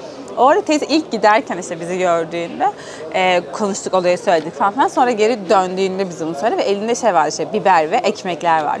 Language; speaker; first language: Turkish; native; Turkish